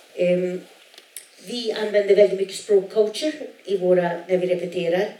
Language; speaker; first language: Swedish; non-native, local second language; Northern Sami